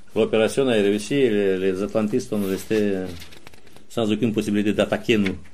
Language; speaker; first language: French; non-native, fluent; Romanian